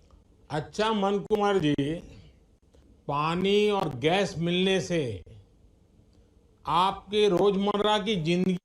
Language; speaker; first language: Hindi; non-native, local second language; Gujarati